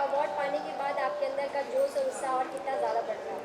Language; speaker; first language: Hindi; native; Hindi